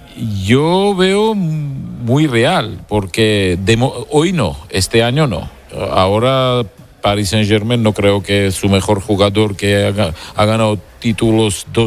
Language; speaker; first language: Spanish; non-native, fluent; Georgian